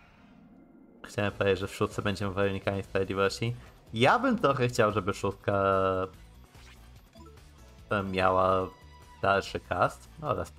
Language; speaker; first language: Polish; native; Polish